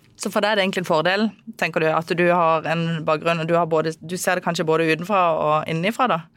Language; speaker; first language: Norwegian; native; Norwegian